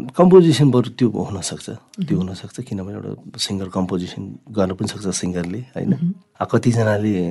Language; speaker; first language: Nepali; non-native, local second language; Sherpa